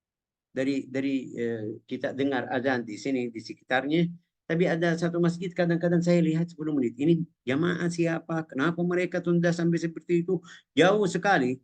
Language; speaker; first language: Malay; non-native, fluent; Arabic